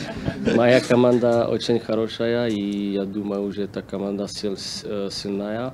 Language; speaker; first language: Russian; non-native, learner; Slovak